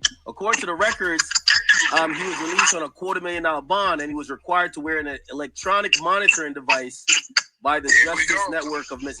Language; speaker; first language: English; native; English